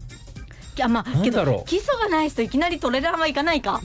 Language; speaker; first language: Japanese; native; Japanese